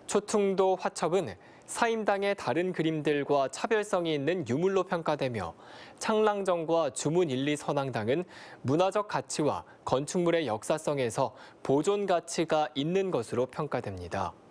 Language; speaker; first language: Korean; native; Korean